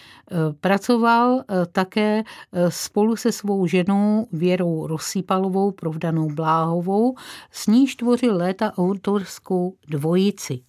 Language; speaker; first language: Czech; native; Czech